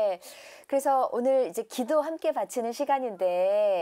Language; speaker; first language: Korean; native; Korean